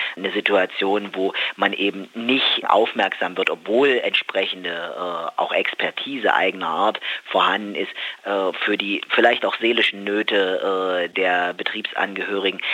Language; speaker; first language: German; native; German